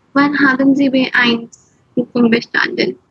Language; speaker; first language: German; non-native, fluent; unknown